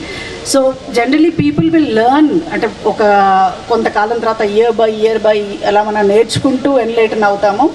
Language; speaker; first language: Telugu; native; Telugu